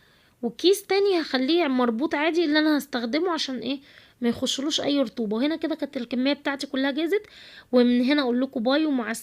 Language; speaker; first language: Arabic; native; Arabic